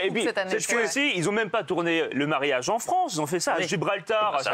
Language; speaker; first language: French; native; French